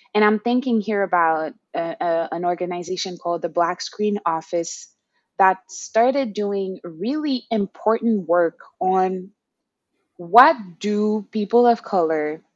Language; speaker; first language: English; non-native, fluent; Haitian Creole